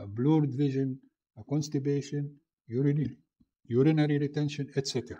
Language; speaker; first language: English; non-native, fluent; Arabic